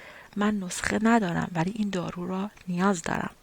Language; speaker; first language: Persian; native; Persian